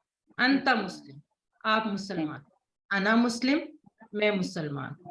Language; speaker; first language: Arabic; non-native, fluent; Urdu